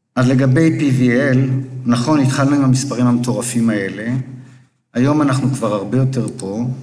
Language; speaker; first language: Hebrew; native; Hebrew